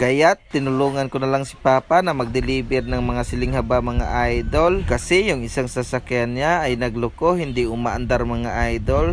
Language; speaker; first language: Filipino; native; Filipino